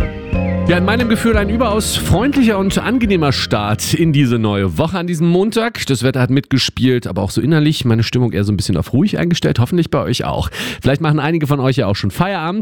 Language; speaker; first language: German; native; German